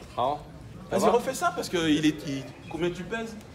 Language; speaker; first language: French; native; French